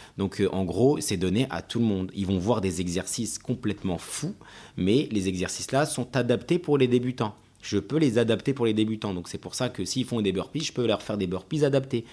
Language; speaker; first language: French; early bilingual, other home language; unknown